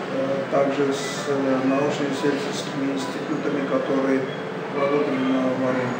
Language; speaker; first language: Russian; non-native, local second language; Armenian